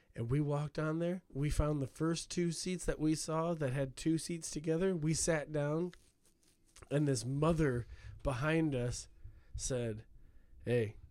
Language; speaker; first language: English; native; English